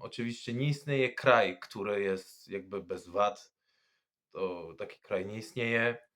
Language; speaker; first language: Polish; non-native, fluent; French